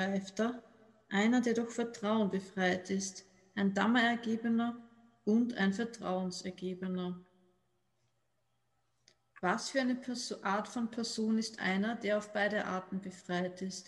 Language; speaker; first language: German; native; German